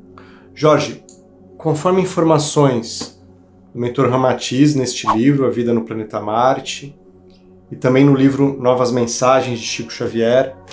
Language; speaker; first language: Portuguese; native; Portuguese